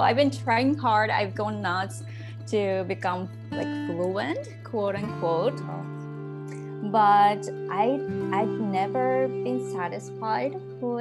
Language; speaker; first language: English; non-native, fluent; Japanese